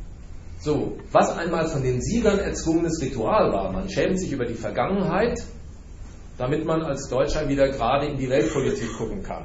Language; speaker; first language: German; native; German